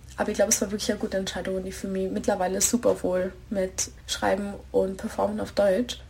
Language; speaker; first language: German; native; German